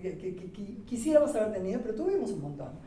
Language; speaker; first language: Spanish; native; Spanish